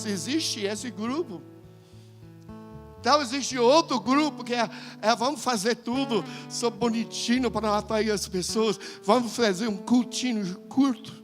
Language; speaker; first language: Portuguese; non-native, fluent; English